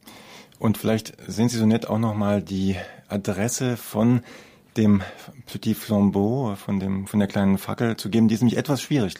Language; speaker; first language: German; native; German